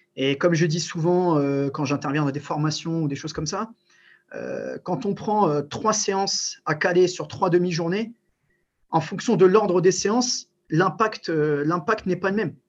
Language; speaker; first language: French; early bilingual, other home language; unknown